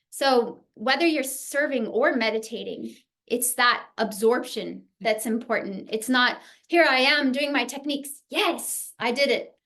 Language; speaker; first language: English; native; English